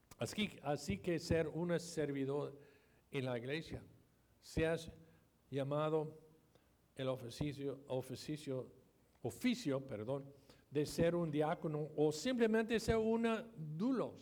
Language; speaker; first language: Spanish; non-native, fluent; English